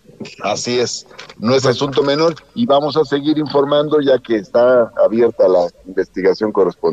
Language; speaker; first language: Spanish; native; Spanish